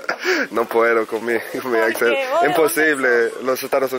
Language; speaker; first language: Spanish; non-native, learner; English